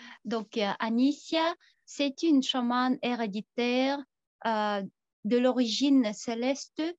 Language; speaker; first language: French; non-native, fluent; Tuvinian